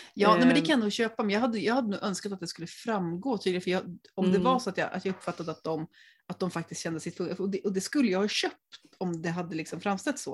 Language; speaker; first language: Swedish; native; Swedish